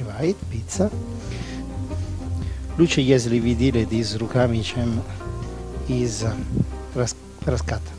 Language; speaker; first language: Russian; non-native, learner; Italian